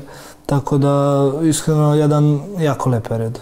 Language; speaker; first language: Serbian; early bilingual, heritage; Serbian